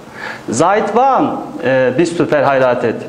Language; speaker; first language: German; non-native, fluent; Turkish